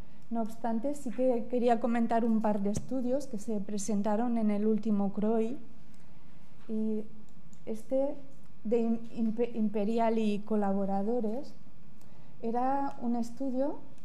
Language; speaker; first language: Spanish; native; Spanish